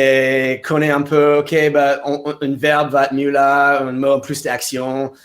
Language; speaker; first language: French; non-native, fluent; English